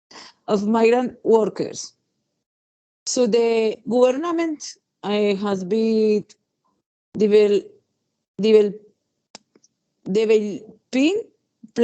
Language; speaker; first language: English; non-native, learner; Spanish